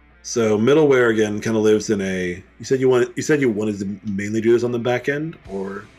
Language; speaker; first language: English; native; English